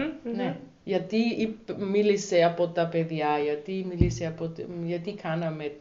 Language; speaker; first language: Greek; non-native, learner; German